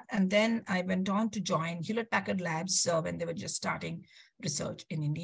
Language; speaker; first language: English; non-native, local second language; Kannada